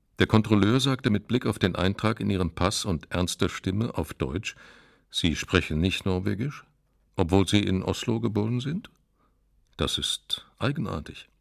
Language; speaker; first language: German; native; German